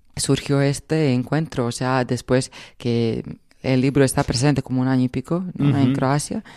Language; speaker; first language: Spanish; non-native, fluent; Croatian